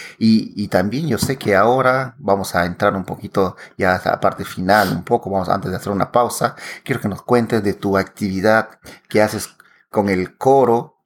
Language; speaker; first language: Spanish; native; Spanish